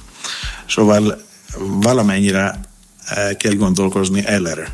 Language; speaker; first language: Hungarian; non-native, fluent; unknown